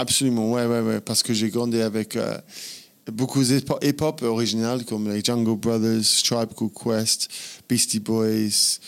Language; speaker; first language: French; non-native, fluent; English